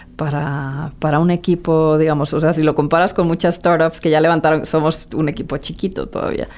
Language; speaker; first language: Spanish; early bilingual, other home language; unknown